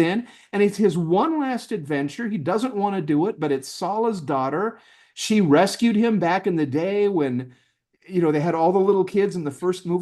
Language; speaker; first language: English; native; English